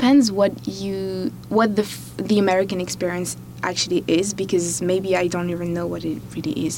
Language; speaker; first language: English; non-native, fluent; French